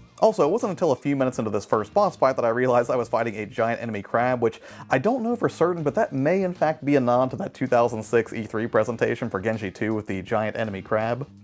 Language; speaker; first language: English; native; English